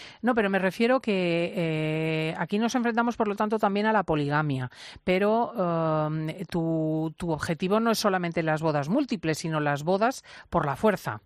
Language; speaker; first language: Spanish; native; Spanish